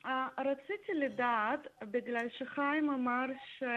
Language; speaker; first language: Hebrew; non-native, fluent; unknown